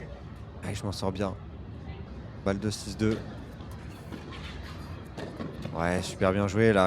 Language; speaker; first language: French; native; French